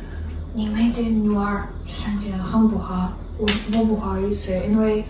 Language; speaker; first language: Chinese; non-native, learner; Ukrainian